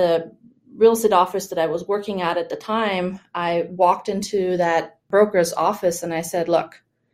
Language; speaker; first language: English; non-native, fluent; German